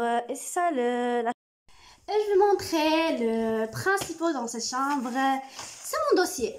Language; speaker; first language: French; non-native, learner; Arabic